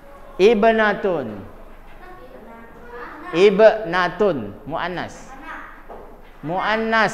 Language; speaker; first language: Arabic; non-native, fluent; Indonesian